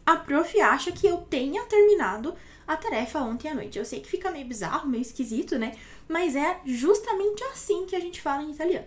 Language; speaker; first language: Portuguese; native; Portuguese